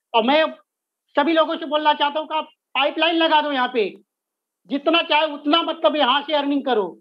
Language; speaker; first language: Hindi; native; Hindi